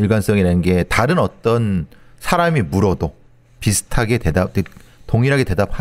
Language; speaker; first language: Korean; native; Korean